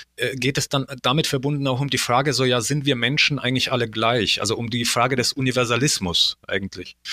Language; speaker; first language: German; early bilingual, other home language; Polish